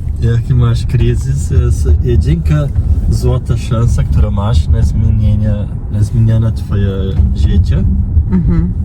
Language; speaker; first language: Polish; non-native, learner; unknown